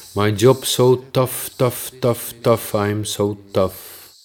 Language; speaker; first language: English; non-native, fluent; Dutch